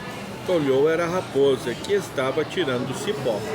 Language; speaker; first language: Portuguese; native; Portuguese